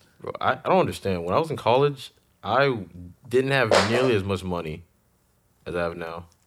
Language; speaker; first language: English; native; English